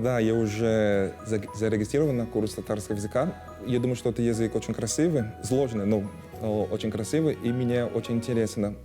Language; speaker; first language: Russian; non-native, fluent; Portuguese